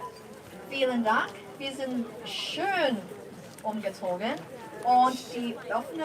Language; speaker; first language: German; non-native, fluent; Cantonese